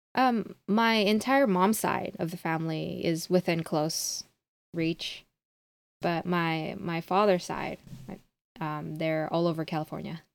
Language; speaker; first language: English; native; English